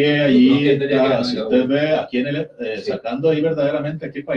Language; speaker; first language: Spanish; native; Spanish